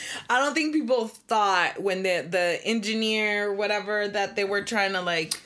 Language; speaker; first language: English; early bilingual, other home language; Spanish